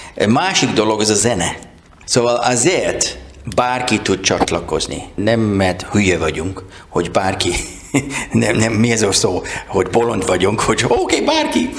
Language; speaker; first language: Hungarian; non-native, learner; English